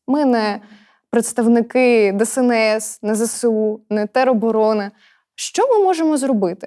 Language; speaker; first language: Ukrainian; native; Ukrainian